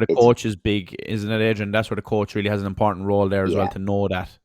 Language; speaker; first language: English; native; English